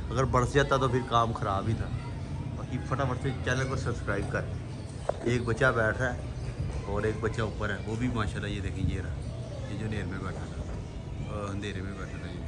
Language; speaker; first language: Urdu; non-native, local second language; Punjabi